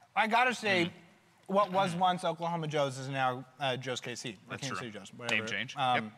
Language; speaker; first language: English; native; English